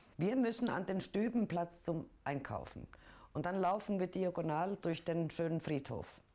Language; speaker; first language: German; non-native, fluent; Icelandic